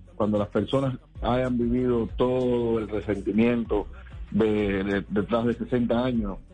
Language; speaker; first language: Spanish; native; Spanish